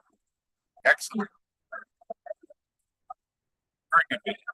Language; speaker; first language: English; native; English